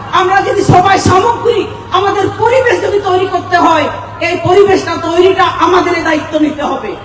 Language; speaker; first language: Bangla; non-native, local second language; Santali